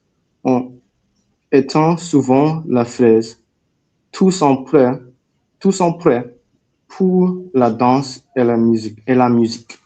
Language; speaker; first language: French; non-native, learner; English